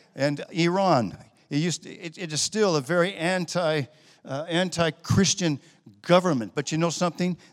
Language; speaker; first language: English; native; English